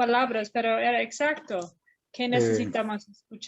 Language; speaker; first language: Spanish; non-native, fluent; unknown